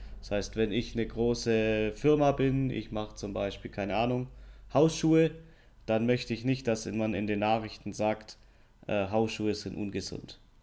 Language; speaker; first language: German; native; German